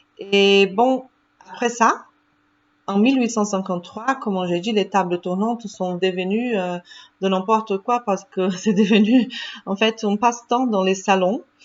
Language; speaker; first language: French; non-native, fluent; Portuguese